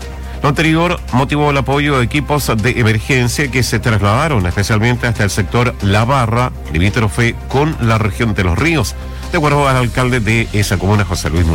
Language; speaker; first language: Spanish; native; Spanish